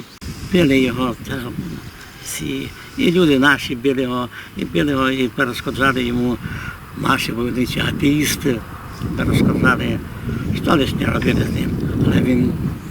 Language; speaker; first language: Ukrainian; native; Ukrainian